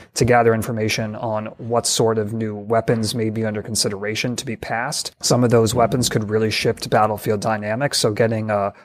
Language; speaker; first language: English; native; English